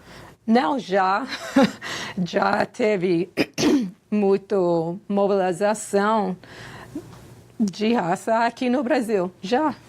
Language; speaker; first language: Portuguese; non-native, fluent; English